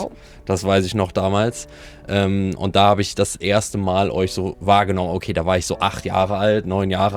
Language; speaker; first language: German; native; German